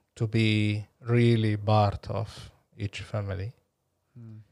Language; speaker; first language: English; non-native, fluent; Arabic